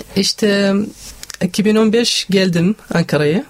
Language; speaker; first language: Turkish; non-native, learner; Arabic